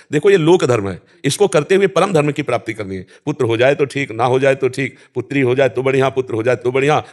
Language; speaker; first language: Hindi; native; Hindi